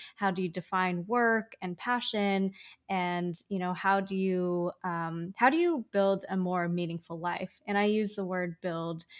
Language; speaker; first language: English; native; English